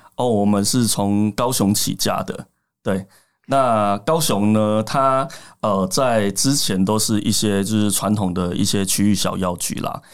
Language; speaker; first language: Chinese; native; Chinese